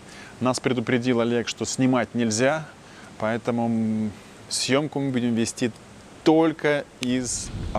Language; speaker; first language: Russian; native; Russian